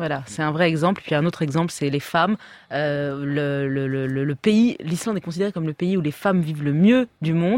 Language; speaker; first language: French; native; French